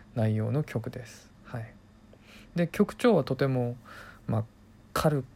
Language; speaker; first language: Japanese; non-native, fluent; Korean